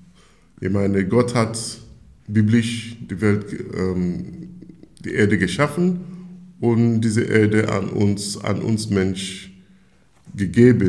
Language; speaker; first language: German; non-native, fluent; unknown